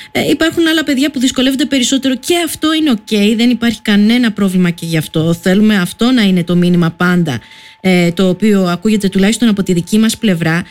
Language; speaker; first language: Greek; native; Greek